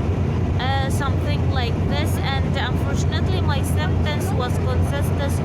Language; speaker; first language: English; non-native, learner; Arabic